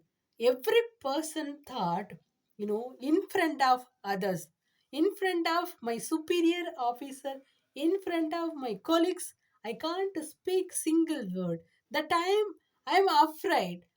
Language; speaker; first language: English; non-native, learner; Tamil